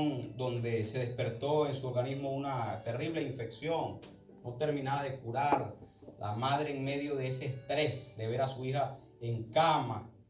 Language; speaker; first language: Spanish; native; Spanish